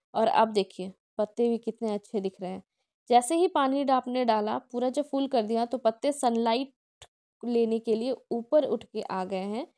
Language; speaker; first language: Hindi; non-native, local second language; Odia